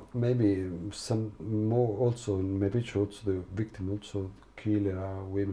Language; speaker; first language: English; non-native, learner; Italian